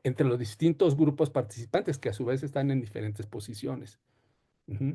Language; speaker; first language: Spanish; native; Spanish